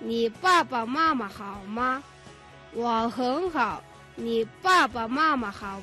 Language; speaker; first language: Chinese; non-native, fluent; Mongolian